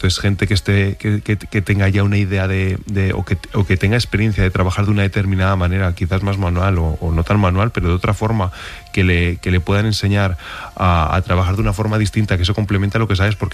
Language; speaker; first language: Spanish; native; Spanish